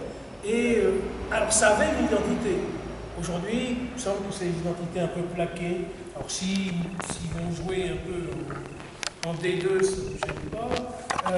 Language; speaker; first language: French; native; French